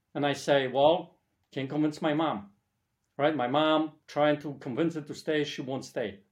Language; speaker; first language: English; early bilingual, other home language; Polish